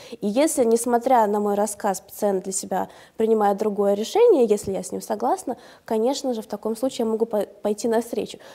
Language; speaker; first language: Russian; native; Russian